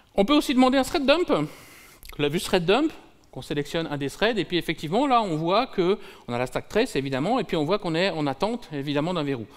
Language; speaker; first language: French; native; French